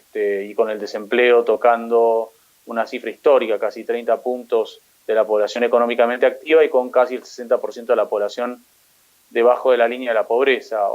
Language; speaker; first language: Spanish; native; Spanish